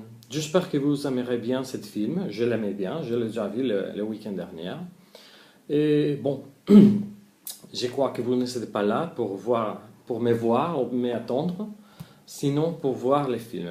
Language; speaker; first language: French; non-native, learner; Spanish